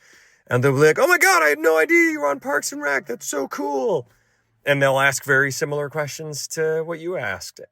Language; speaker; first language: English; native; English